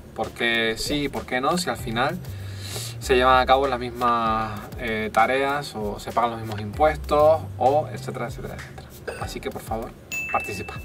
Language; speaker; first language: Spanish; native; Spanish